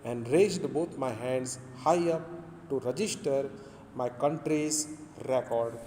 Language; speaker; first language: English; non-native, local second language; Gujarati